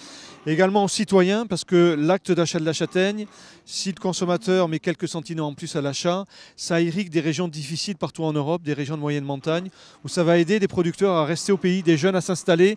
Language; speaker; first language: French; native; French